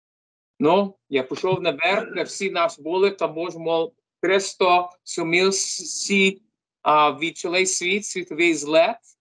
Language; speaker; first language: Ukrainian; early bilingual, heritage; Ukrainian